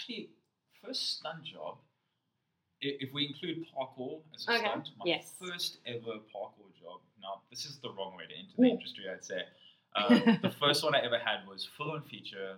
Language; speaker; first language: English; native; English